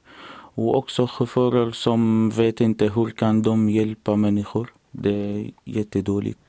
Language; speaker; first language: Swedish; non-native, learner; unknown